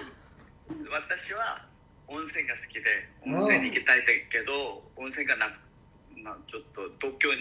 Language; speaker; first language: Japanese; non-native, learner; Korean